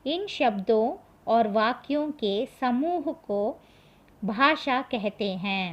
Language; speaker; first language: Hindi; non-native, local second language; Tamil